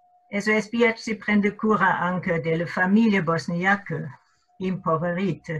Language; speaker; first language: Italian; non-native, fluent; German